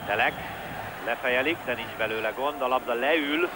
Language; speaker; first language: Hungarian; native; Hungarian